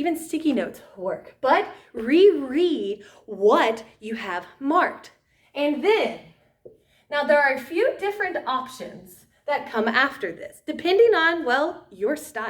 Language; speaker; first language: English; native; English